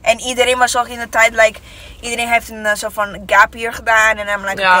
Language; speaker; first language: Dutch; non-native, learner; Italian